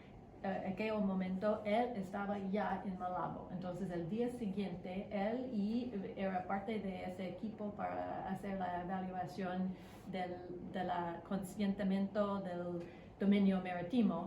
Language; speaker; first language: Spanish; non-native, fluent; English